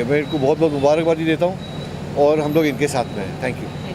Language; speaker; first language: Hindi; native; Hindi